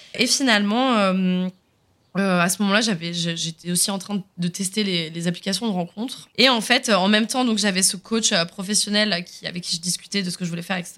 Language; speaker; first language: French; early bilingual, other home language; Swiss German